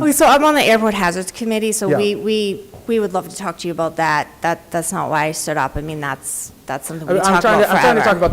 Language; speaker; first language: English; native; English